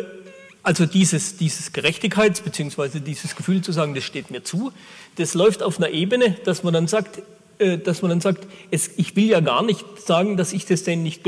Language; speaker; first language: German; native; German